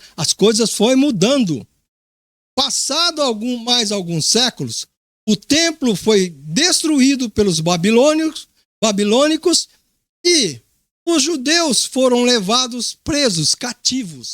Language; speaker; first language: Portuguese; native; Portuguese